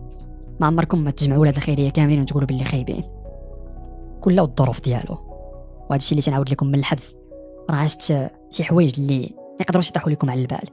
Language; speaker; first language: Arabic; native; Arabic